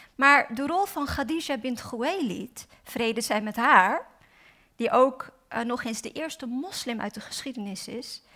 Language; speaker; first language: Dutch; native; Dutch